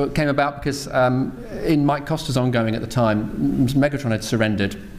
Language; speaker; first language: English; native; English